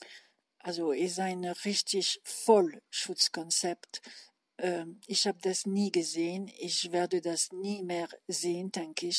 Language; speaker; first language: German; non-native, learner; French